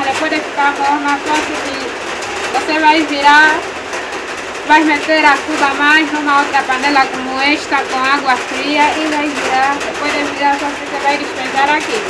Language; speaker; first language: Portuguese; non-native, local second language; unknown